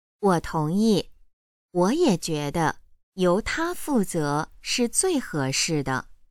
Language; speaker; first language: Chinese; native; Chinese